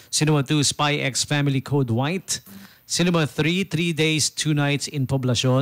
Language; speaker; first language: English; non-native, local second language; Filipino